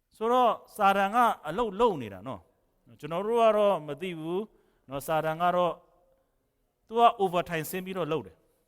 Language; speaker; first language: Burmese; non-native, local second language; Kachin